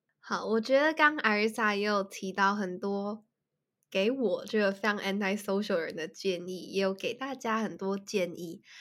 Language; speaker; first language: Chinese; native; Chinese